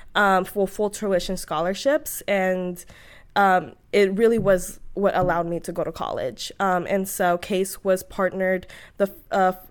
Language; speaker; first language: English; native; English